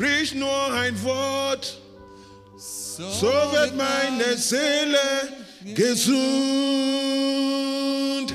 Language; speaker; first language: German; non-native, learner; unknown